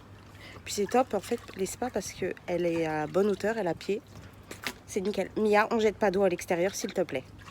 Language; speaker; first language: French; native; French